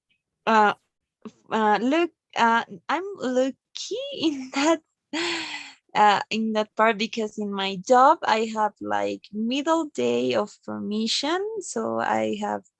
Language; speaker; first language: English; non-native, learner; Spanish